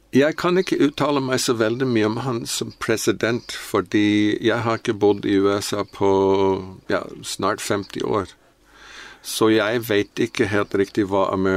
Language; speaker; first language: Norwegian; non-native, fluent; English